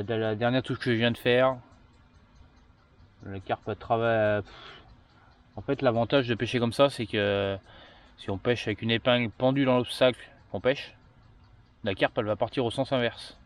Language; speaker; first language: French; native; French